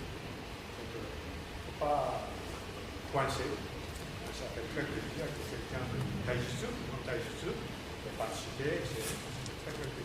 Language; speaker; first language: French; non-native, learner; Japanese